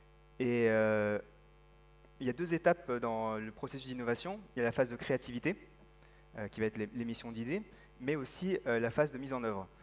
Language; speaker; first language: French; native; French